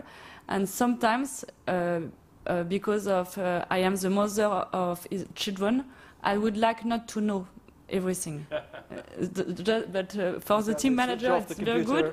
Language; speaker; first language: English; non-native, learner; French